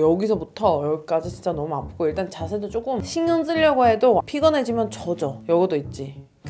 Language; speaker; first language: Korean; non-native, fluent; Georgian